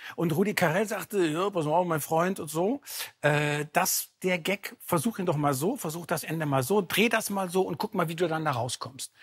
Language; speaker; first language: German; native; German